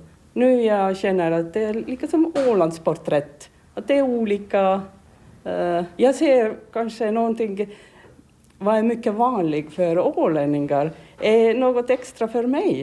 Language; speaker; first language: Swedish; non-native, learner; Estonian